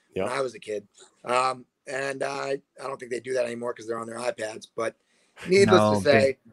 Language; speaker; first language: English; native; English